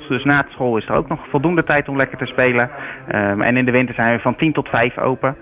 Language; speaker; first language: Dutch; native; Dutch